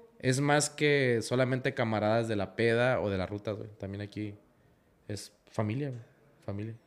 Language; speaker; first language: Spanish; native; Spanish